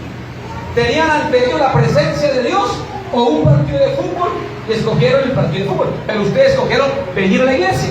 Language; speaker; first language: Spanish; native; Spanish